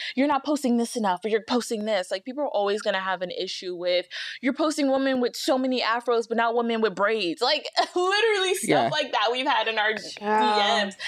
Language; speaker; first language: English; early bilingual, other home language; Akan